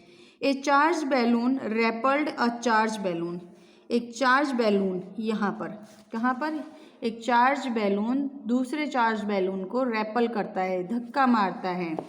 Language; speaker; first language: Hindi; native; Hindi